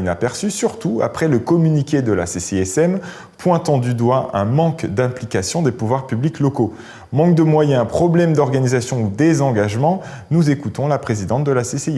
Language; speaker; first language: French; native; French